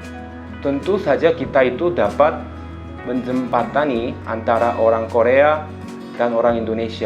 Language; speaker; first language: Indonesian; non-native, fluent; Korean